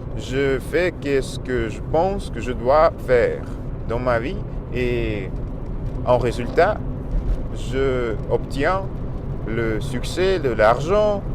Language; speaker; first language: French; non-native, learner; Russian